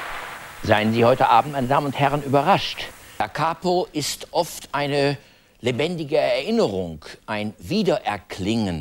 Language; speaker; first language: German; native; German